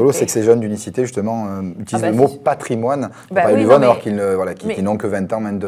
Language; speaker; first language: French; native; French